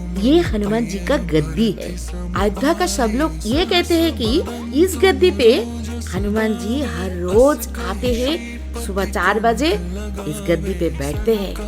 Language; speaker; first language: Hindi; non-native, local second language; Bangla